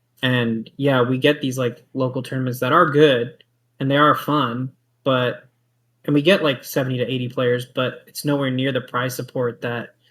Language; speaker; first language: English; native; English